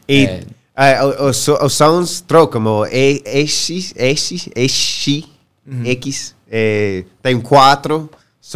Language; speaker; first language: Portuguese; non-native, learner; English